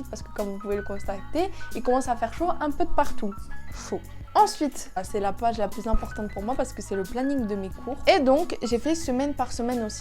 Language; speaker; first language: French; native; French